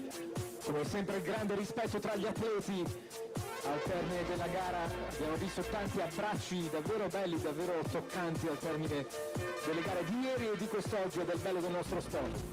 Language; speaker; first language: Italian; native; Italian